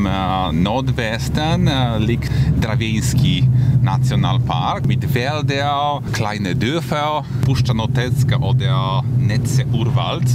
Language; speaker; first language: German; non-native, fluent; Polish